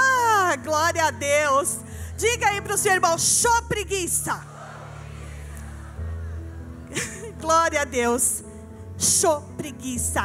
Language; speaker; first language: Portuguese; native; Portuguese